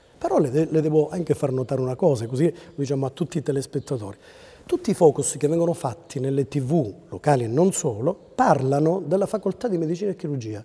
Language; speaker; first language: Italian; native; Italian